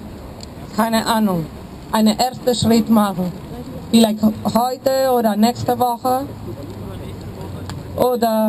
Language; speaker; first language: German; non-native, fluent; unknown